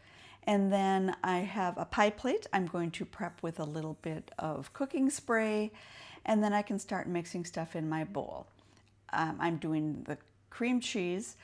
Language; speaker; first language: English; native; English